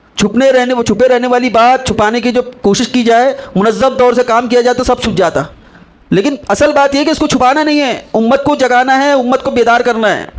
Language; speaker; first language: Urdu; native; Urdu